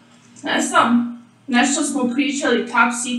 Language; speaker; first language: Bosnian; early bilingual, heritage; English